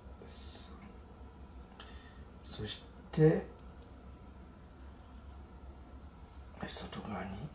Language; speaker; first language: Japanese; native; Japanese